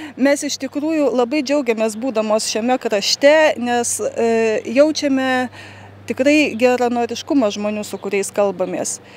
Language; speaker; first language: Lithuanian; native; Lithuanian